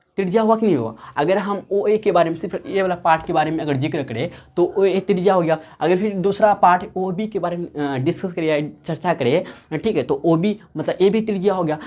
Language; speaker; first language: Hindi; native; Hindi